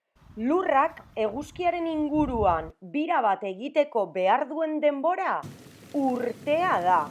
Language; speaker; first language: Basque; non-native, local second language; Spanish